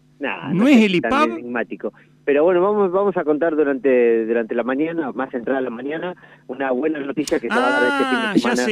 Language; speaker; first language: Spanish; native; Spanish